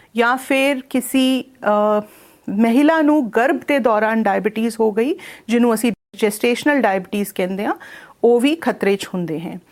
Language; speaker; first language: Punjabi; non-native, local second language; Hindi